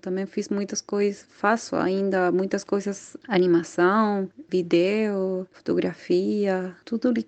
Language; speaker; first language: Portuguese; non-native, fluent; Spanish